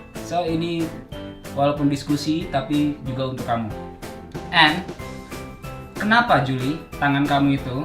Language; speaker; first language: Indonesian; native; Indonesian